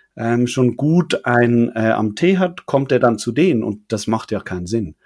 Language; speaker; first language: German; native; German